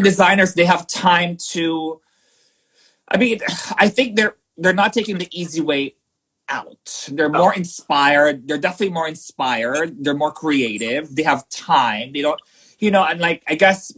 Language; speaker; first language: English; non-native, local second language; Filipino